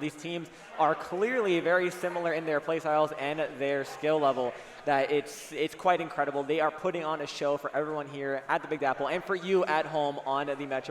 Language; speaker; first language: English; native; English